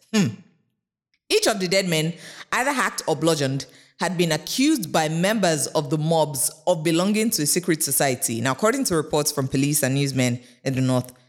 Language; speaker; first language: English; non-native, local second language; Yoruba